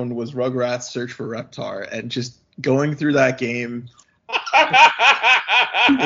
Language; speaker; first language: English; native; English